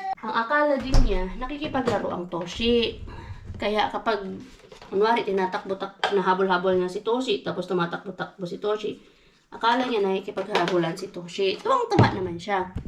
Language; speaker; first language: Filipino; non-native, local second language; Cebuano